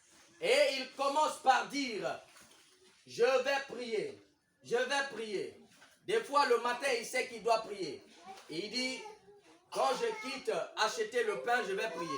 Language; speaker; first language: French; non-native, local second language; Lingala